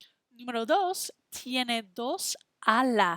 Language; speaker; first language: Spanish; non-native, fluent; English